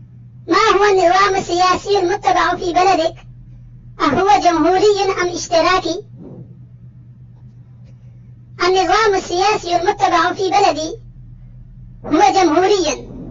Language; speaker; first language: Arabic; non-native, fluent; Urdu